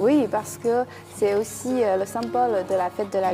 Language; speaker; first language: French; non-native, fluent; Chinese